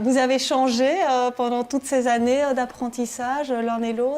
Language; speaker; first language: French; native; French